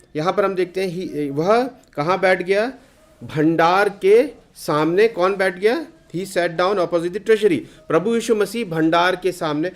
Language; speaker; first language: Hindi; native; Hindi